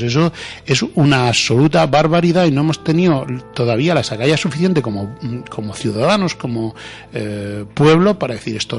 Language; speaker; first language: Spanish; native; Spanish